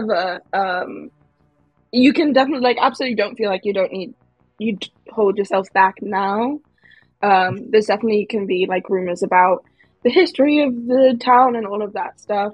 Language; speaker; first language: English; native; English